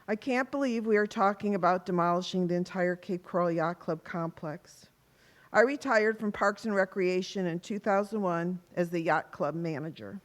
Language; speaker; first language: English; native; English